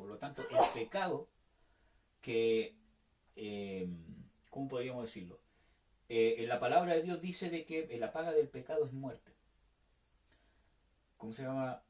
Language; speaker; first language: Spanish; native; Spanish